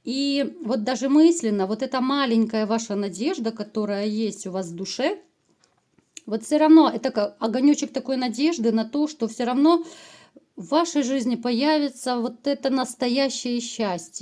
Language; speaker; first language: Russian; native; Russian